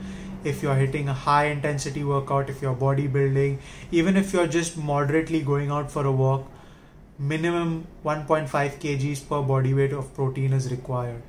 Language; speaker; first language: English; non-native, local second language; Hindi